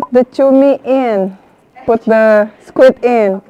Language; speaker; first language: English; non-native, learner; Indonesian